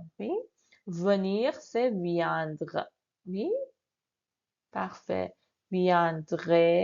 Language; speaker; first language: French; non-native, fluent; Persian